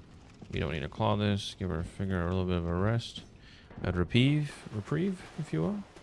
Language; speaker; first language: English; native; English